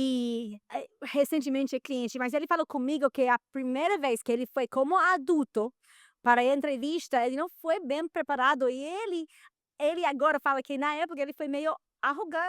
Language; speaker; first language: Portuguese; non-native, fluent; Spanish